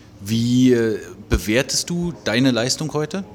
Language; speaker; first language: German; native; German